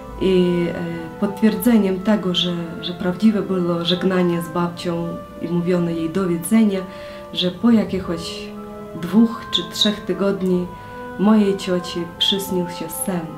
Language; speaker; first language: Polish; non-native, learner; Ukrainian